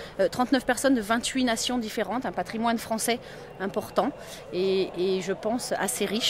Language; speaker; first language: French; native; French